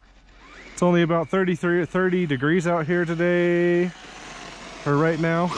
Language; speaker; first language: English; native; English